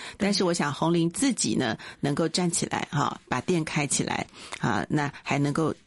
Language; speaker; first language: Chinese; native; Chinese